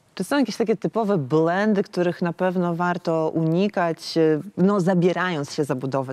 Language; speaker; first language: Polish; native; Polish